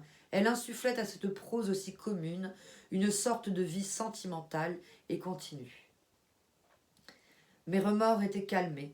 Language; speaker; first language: French; native; French